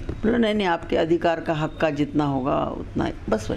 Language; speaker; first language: Hindi; non-native, local second language; Marathi